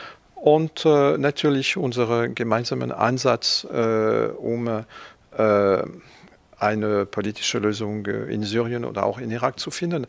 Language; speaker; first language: German; non-native, fluent; French